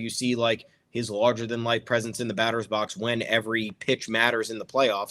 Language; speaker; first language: English; native; English